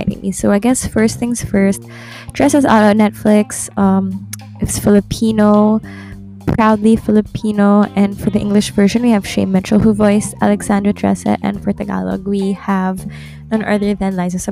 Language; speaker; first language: English; non-native, local second language; Filipino